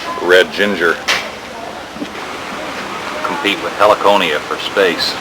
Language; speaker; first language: English; native; English